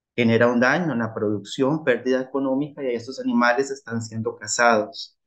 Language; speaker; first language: Spanish; native; Spanish